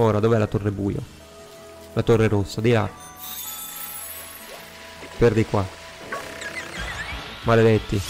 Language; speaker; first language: Italian; native; Italian